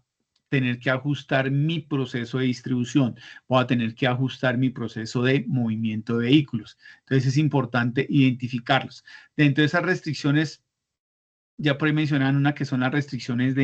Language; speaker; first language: Spanish; native; Spanish